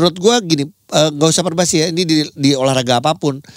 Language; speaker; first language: Indonesian; native; Indonesian